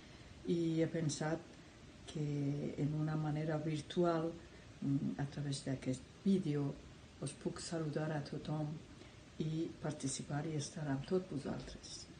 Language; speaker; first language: Catalan; non-native, fluent; Persian